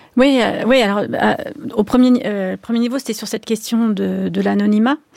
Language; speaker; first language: French; native; French